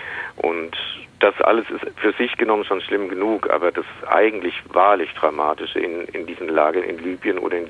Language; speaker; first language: German; native; German